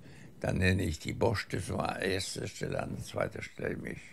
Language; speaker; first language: German; early bilingual, heritage; German